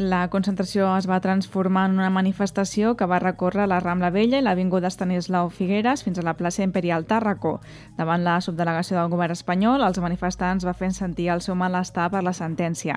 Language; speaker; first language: Catalan; native; Catalan